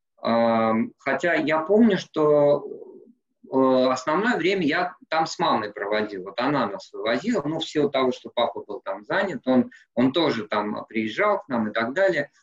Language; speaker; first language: Russian; native; Russian